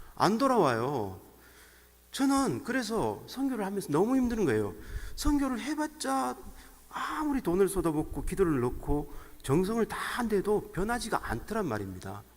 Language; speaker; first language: Korean; native; Korean